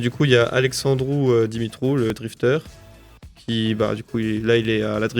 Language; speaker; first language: French; native; French